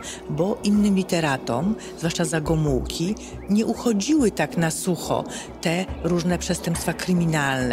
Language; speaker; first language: Polish; native; Polish